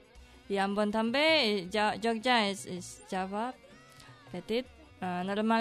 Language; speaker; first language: Catalan; non-native, learner; Indonesian